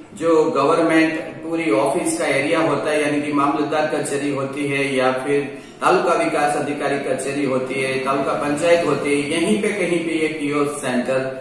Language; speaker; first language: Hindi; non-native, local second language; Gujarati